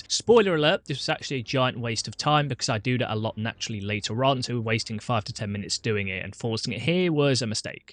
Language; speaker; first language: English; native; English